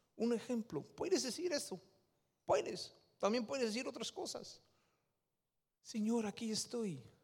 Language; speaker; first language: Spanish; non-native, fluent; Dutch